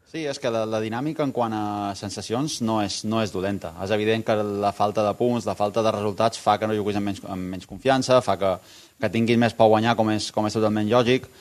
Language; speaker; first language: Catalan; native; Catalan